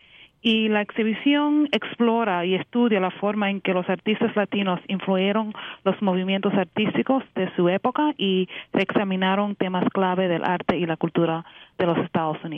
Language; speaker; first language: Spanish; early bilingual, heritage; Spanish